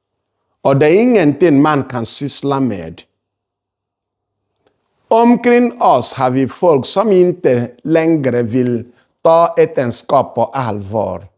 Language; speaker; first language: Swedish; non-native, fluent; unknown